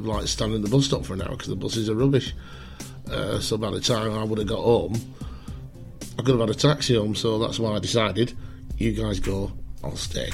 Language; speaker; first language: English; native; English